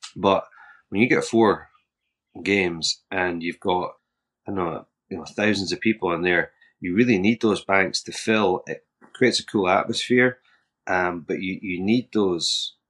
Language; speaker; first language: English; native; English